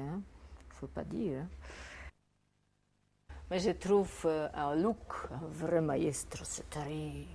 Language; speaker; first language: French; non-native, fluent; Polish